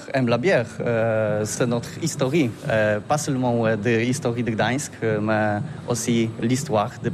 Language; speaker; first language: French; non-native, learner; Polish